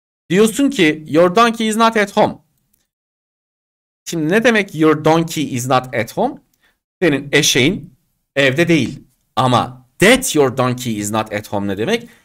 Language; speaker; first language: English; non-native, fluent; Turkish